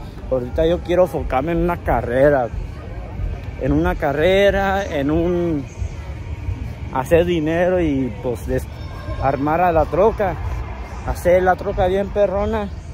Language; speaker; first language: Spanish; early bilingual, heritage; Spanish